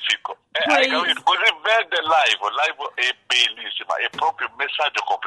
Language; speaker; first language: Italian; non-native, learner; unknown